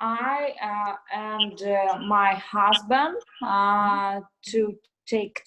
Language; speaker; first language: English; non-native, learner; Russian